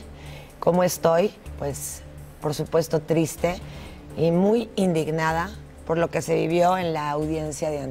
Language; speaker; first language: Spanish; native; Spanish